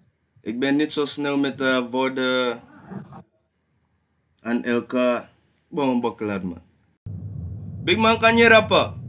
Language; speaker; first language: Dutch; non-native, fluent; English